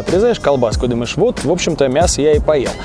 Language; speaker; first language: Russian; native; Russian